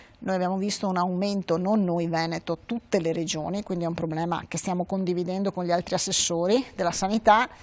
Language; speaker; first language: Italian; native; Italian